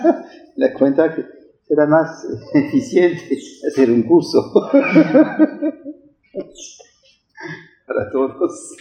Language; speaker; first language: Spanish; non-native, fluent; French